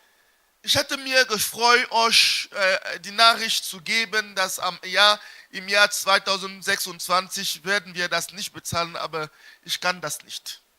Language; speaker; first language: German; non-native, fluent; French